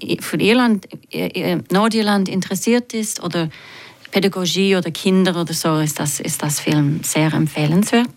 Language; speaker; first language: German; non-native, fluent; English